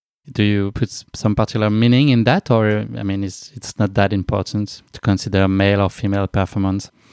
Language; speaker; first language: English; non-native, fluent; French